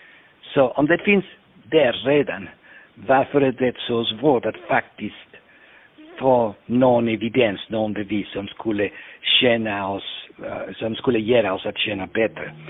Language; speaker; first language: Swedish; non-native, fluent; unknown